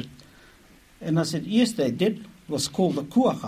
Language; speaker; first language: English; native; English